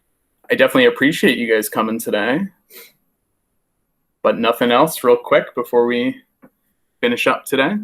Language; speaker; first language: English; native; English